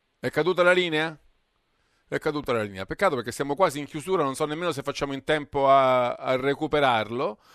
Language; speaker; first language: Italian; native; Italian